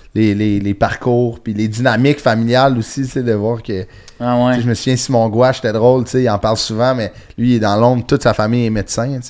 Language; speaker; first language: French; native; French